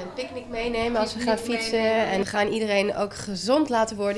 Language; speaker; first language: Dutch; native; Dutch